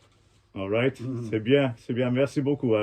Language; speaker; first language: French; non-native, fluent; English